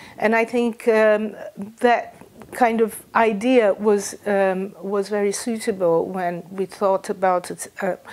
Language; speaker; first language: English; non-native, fluent; Portuguese